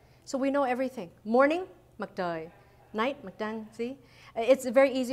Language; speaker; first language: English; early bilingual, other home language; Vietnamese